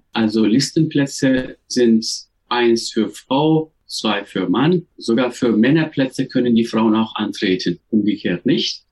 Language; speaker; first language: German; non-native, fluent; Turkish